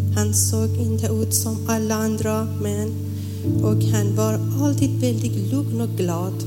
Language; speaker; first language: Swedish; non-native, learner; Persian